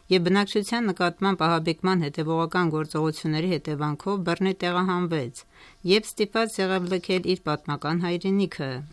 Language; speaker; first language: Armenian; native; Armenian